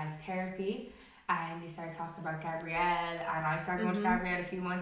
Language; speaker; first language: English; native; English